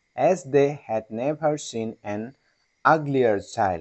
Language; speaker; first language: English; non-native, local second language; Assamese